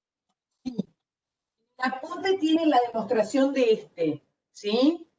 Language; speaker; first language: Spanish; native; Spanish